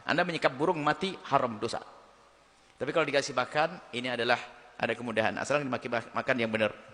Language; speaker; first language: Indonesian; non-native, local second language; Javanese